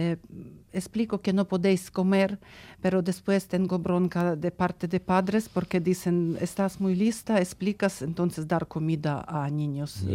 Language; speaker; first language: Spanish; non-native, learner; Ukrainian